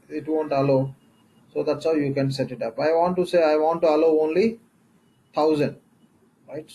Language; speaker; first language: English; non-native, local second language; Telugu